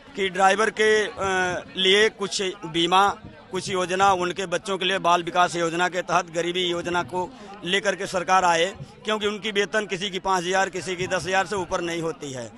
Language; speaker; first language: Hindi; native; Hindi